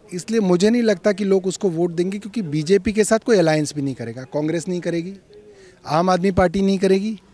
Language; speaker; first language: Hindi; native; Hindi